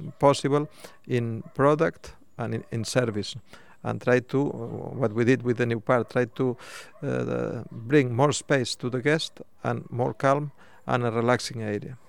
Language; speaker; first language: English; non-native, fluent; Spanish